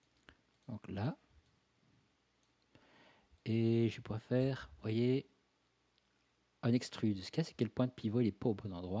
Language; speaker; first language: French; native; French